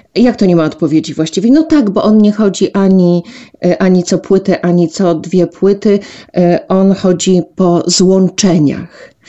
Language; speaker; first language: Polish; native; Polish